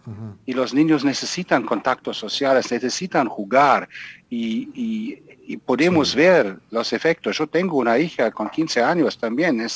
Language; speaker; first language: Spanish; non-native, fluent; German